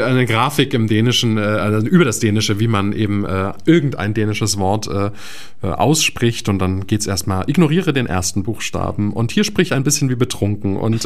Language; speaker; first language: German; native; German